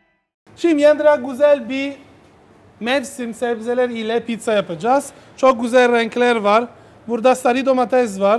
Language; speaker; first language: Turkish; non-native, learner; Italian